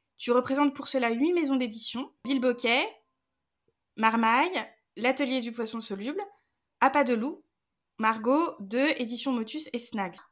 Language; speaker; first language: French; native; French